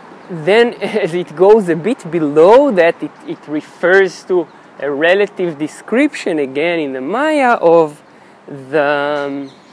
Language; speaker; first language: English; non-native, fluent; Hebrew